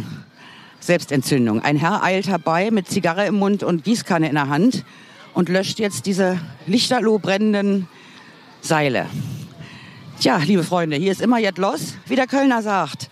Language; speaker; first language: German; native; German